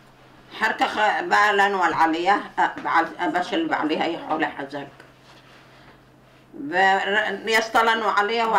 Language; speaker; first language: Hebrew; non-native, learner; Arabic